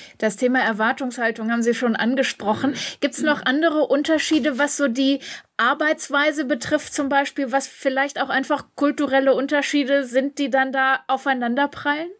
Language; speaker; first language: German; native; German